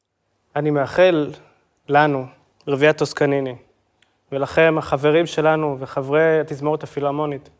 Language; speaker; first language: Hebrew; native; Hebrew